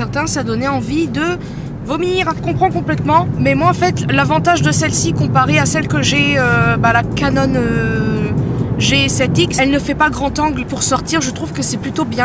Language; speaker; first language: French; native; French